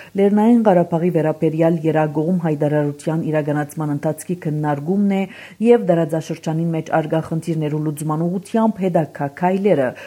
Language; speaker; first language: Armenian; early bilingual, heritage; Armenian